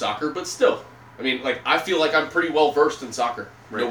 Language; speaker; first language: English; native; English